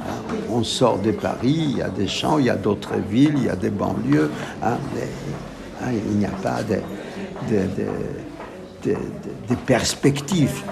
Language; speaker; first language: French; non-native, fluent; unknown